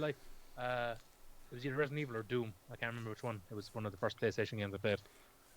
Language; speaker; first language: English; native; English